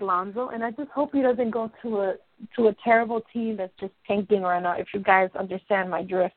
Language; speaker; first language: English; early bilingual, other home language; Spanish